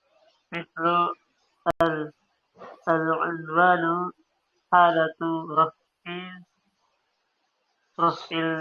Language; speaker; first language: Arabic; non-native, learner; Indonesian